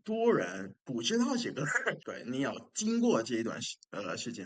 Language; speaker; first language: Chinese; non-native, fluent; English